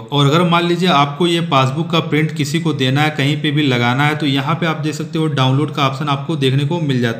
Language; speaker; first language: Hindi; native; Hindi